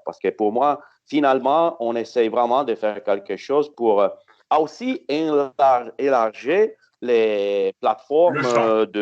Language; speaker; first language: French; non-native, fluent; Italian